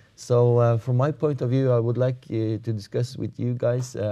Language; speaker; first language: English; non-native, fluent; Norwegian